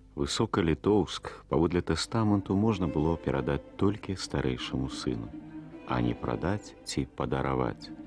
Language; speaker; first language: Belarusian; native; Belarusian